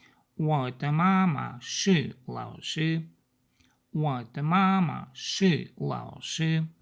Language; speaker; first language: Chinese; non-native, learner; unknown